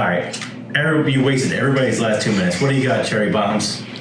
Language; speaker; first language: English; native; English